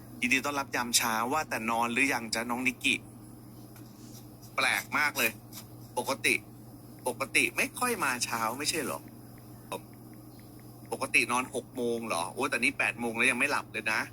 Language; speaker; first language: Thai; native; Thai